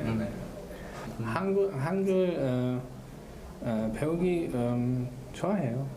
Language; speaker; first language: Korean; non-native, learner; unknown